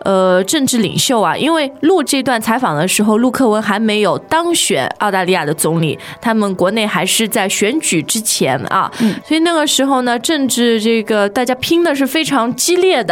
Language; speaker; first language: Chinese; native; Chinese